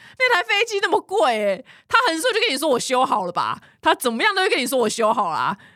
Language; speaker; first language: Chinese; native; Chinese